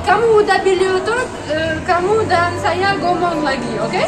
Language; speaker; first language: Indonesian; non-native, learner; Russian